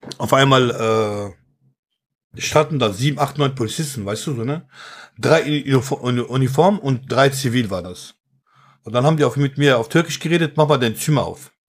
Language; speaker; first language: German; early bilingual, other home language; Kurdish